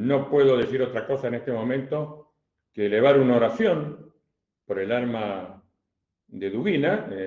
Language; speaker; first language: Spanish; native; Spanish